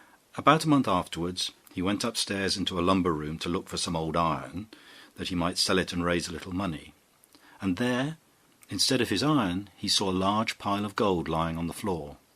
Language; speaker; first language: English; native; English